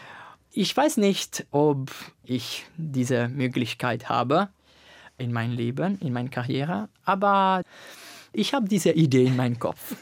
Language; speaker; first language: German; non-native, learner; Italian